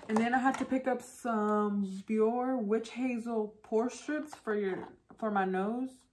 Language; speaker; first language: English; early bilingual, other home language; Spanish